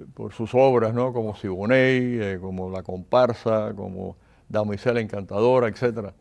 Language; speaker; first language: Spanish; native; Spanish